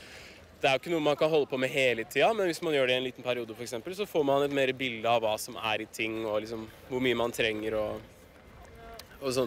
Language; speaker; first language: Norwegian; native; Norwegian